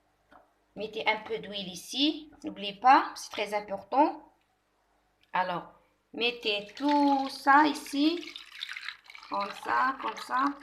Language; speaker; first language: French; non-native, local second language; Arabic